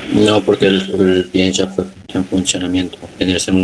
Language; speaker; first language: Spanish; native; Spanish